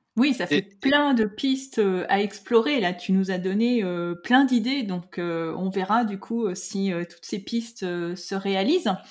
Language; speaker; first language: French; native; French